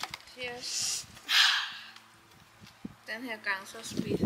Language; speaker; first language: Danish; non-native, learner; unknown